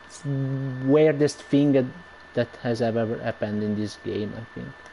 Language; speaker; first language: English; non-native, fluent; Italian